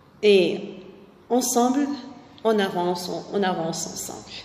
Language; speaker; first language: French; non-native, local second language; Arabic